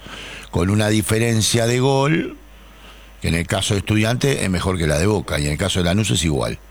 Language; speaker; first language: Spanish; native; Spanish